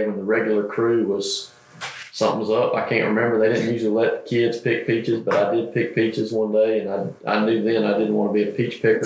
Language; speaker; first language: English; native; English